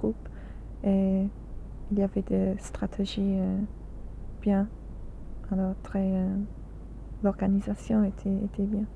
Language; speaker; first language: French; non-native, learner; English